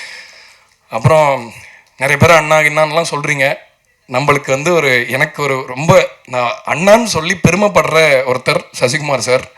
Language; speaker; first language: Tamil; native; Tamil